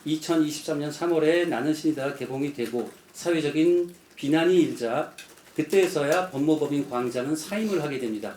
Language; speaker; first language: Korean; native; Korean